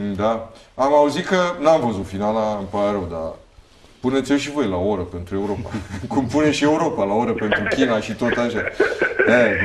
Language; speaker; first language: Romanian; native; Romanian